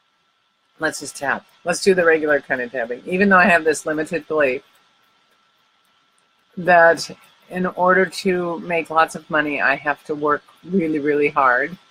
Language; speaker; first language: English; native; English